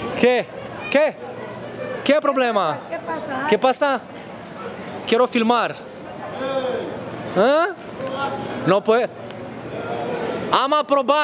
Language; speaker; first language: Spanish; non-native, learner; Romanian